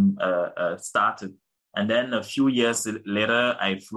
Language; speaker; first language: English; non-native, local second language; French